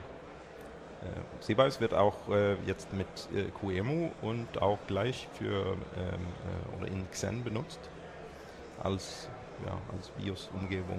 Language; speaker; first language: German; non-native, fluent; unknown